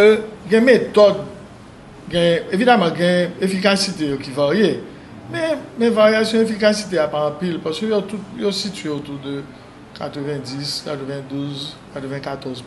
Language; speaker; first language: French; non-native, local second language; Haitian Creole